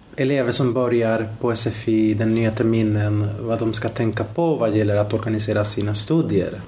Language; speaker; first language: Swedish; non-native, fluent; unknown